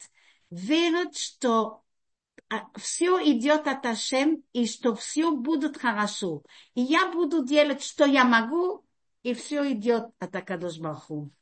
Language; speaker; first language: Russian; early bilingual, heritage; Russian